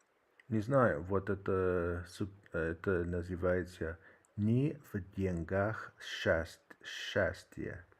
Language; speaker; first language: Russian; non-native, learner; English